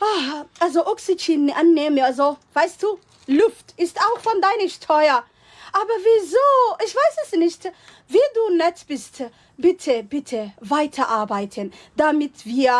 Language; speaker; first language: German; non-native, fluent; Somali